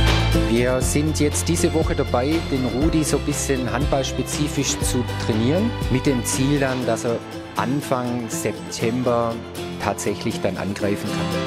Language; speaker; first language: German; native; German